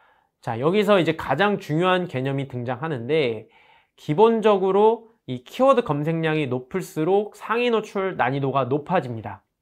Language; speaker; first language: Korean; native; Korean